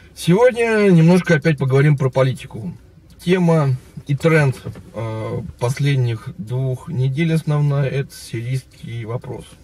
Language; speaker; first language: Russian; native; Russian